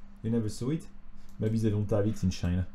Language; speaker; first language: English; non-native, fluent; French